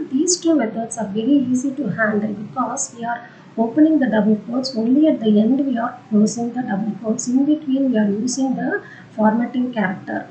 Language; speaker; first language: English; non-native, local second language; Tamil